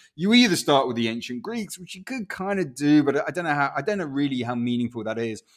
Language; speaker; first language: English; non-native, local second language; Spanish